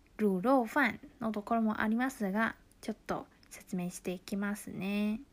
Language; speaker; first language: Japanese; non-native, local second language; Chinese